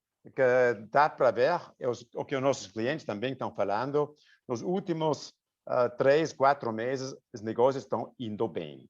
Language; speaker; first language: Portuguese; non-native, fluent; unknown